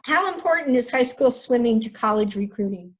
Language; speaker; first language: English; native; English